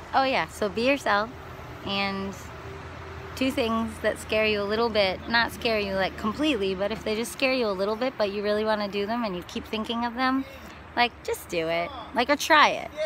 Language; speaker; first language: English; native; English